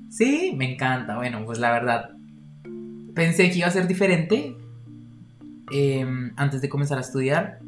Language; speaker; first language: Spanish; native; Spanish